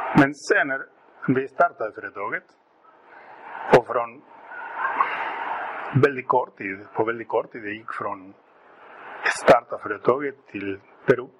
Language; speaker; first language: Swedish; non-native, fluent; Spanish